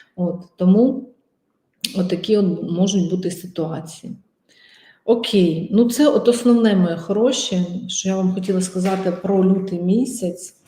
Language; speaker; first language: Ukrainian; non-native, local second language; Russian